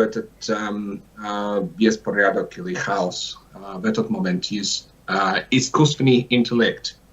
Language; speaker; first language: Russian; non-native, learner; English